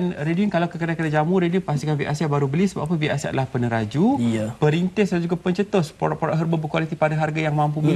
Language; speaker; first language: Malay; native; Malay